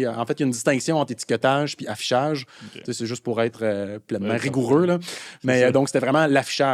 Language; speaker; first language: French; native; French